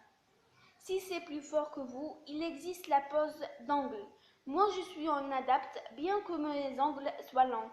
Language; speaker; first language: French; non-native, local second language; Arabic